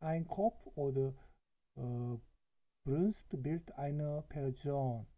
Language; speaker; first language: German; non-native, fluent; Korean